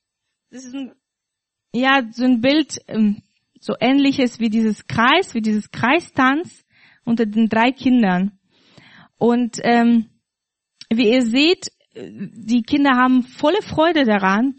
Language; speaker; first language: German; non-native, fluent; Russian